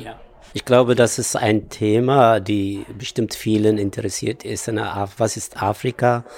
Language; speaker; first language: German; non-native, fluent; Amharic